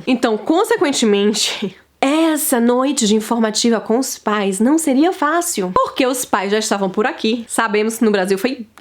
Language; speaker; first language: Portuguese; native; Portuguese